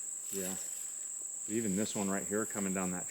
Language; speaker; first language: English; native; English